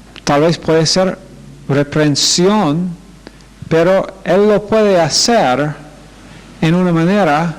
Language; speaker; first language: Spanish; non-native, fluent; English